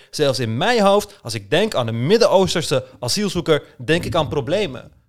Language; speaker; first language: Dutch; early bilingual, other home language; Turkish